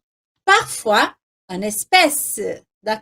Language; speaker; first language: French; non-native, fluent; Portuguese